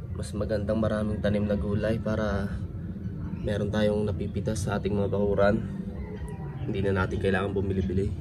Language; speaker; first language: Filipino; non-native, local second language; Bikol